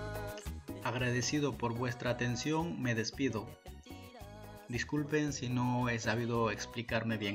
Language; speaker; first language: Spanish; native; Spanish